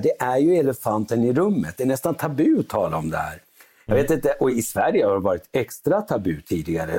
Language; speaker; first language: Swedish; early bilingual, other home language; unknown